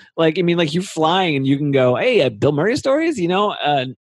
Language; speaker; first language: English; native; English